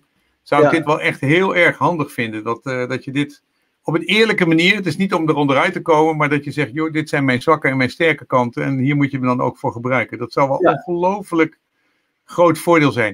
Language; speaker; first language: Dutch; native; Dutch